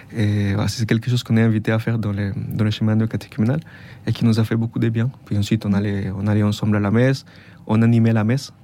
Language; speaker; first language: French; non-native, fluent; Spanish